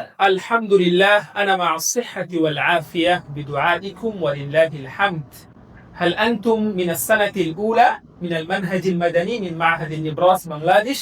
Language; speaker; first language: Arabic; non-native, fluent; Bangla